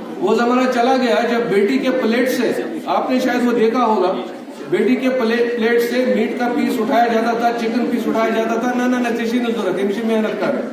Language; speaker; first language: Hindi; non-native, local second language; Kashmiri